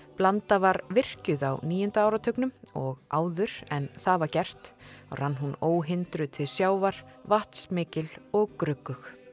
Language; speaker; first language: Icelandic; native; Icelandic